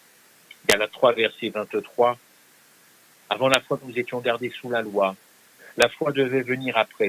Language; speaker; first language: French; native; French